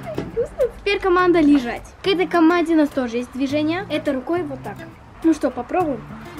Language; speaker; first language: Russian; native; Russian